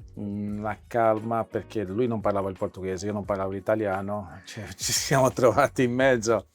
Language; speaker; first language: Italian; non-native, fluent; Portuguese